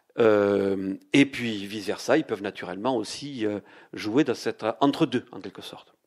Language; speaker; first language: French; native; French